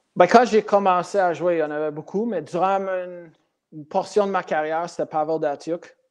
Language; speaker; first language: French; non-native, local second language; English